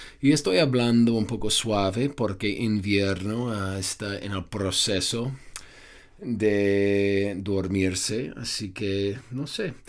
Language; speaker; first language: Spanish; non-native, fluent; English